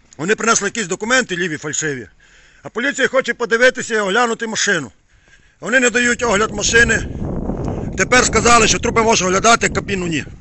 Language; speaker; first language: Ukrainian; native; Ukrainian